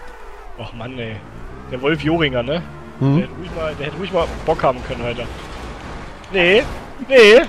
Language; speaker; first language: German; native; German